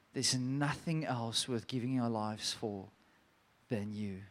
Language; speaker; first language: English; non-native, local second language; Afrikaans